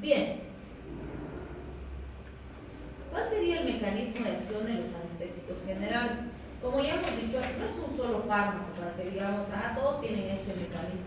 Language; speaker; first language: Spanish; native; Spanish